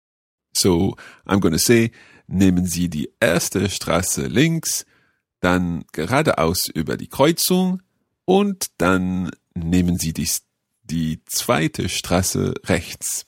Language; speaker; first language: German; non-native, learner; English